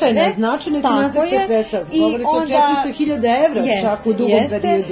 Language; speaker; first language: Serbian; native; Serbian